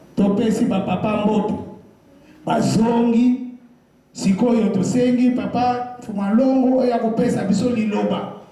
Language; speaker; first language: Lingala; non-native, local second language; Kongo